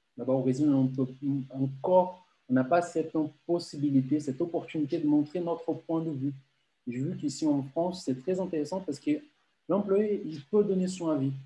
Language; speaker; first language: French; non-native, fluent; Portuguese